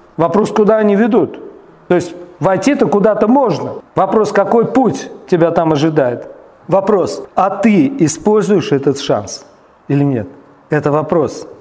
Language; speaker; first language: Russian; native; Russian